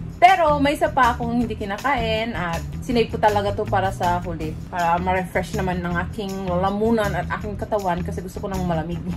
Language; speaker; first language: Filipino; non-native, local second language; Iloko